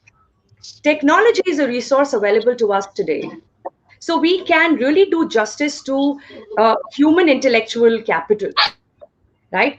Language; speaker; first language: English; non-native, local second language; Hindi